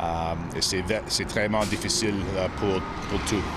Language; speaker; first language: French; non-native, local second language; English